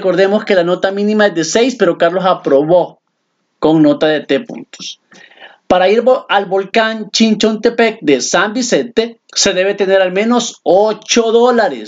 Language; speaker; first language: Spanish; native; Spanish